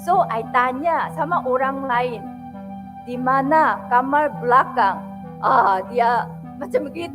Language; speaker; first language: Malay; non-native, fluent; Korean